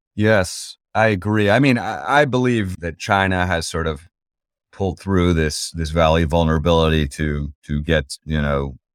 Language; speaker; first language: English; native; English